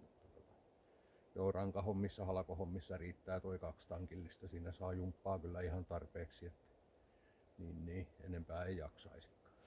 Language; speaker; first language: Finnish; native; Finnish